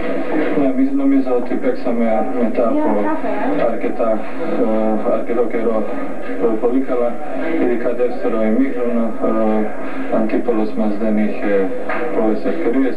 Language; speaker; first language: Greek; non-native, fluent; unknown